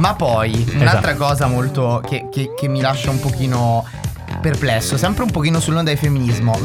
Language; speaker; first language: Italian; native; Italian